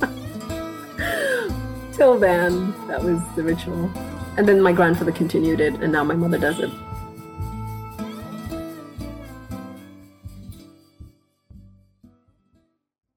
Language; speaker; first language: English; non-native, local second language; Tamil